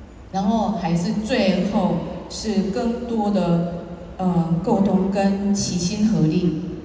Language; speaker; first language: Chinese; non-native, fluent; Korean